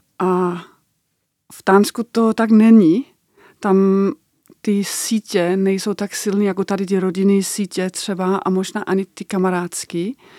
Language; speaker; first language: Czech; non-native, fluent; Danish